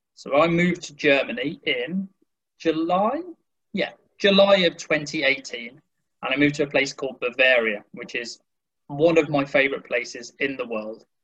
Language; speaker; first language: English; native; English